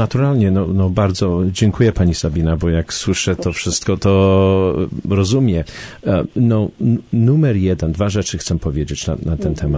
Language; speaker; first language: Polish; early bilingual, heritage; Polish